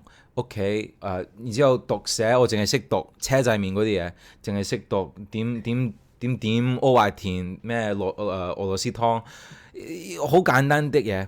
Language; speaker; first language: Cantonese; early bilingual, heritage; Cantonese